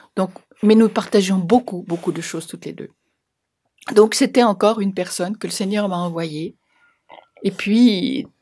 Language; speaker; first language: French; native; French